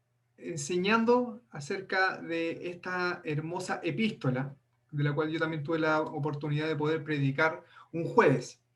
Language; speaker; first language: Spanish; native; Spanish